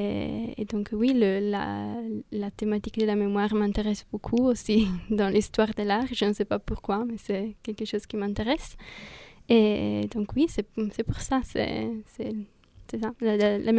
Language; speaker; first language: French; non-native, fluent; Italian